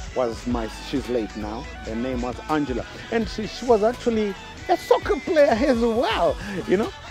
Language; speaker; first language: English; non-native, local second language; Shona